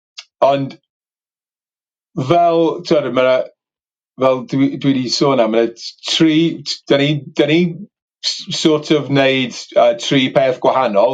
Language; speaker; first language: Welsh; native; Welsh